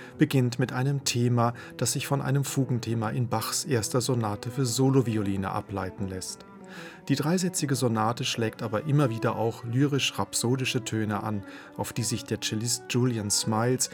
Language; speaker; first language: German; native; German